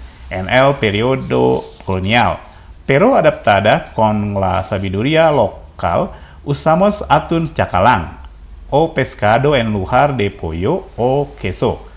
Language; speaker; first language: Spanish; non-native, fluent; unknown